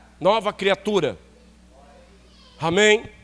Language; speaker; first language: Portuguese; native; Portuguese